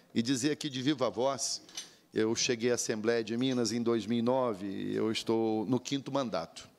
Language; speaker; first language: Portuguese; native; Portuguese